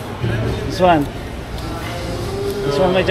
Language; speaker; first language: English; non-native, local second language; Filipino